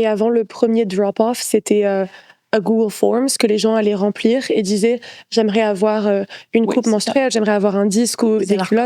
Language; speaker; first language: French; native; French